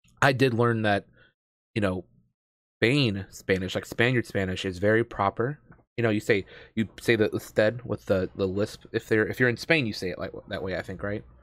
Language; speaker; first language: English; native; English